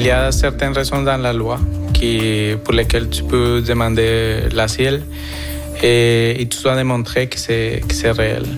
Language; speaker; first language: French; non-native, fluent; Spanish